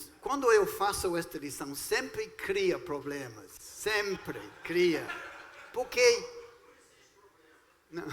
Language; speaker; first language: Portuguese; non-native, fluent; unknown